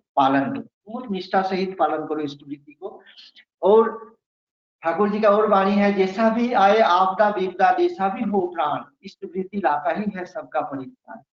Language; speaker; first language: Hindi; non-native, local second language; Bangla